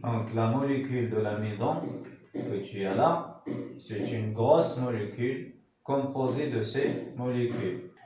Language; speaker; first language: French; non-native, local second language; Arabic